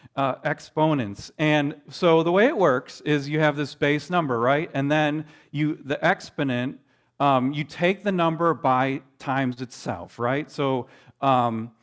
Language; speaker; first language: English; native; English